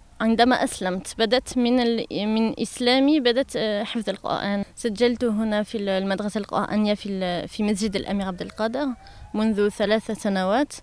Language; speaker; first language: Arabic; non-native, learner; French